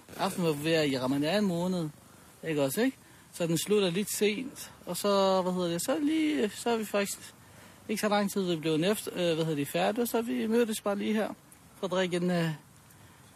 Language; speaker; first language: Danish; early bilingual, other home language; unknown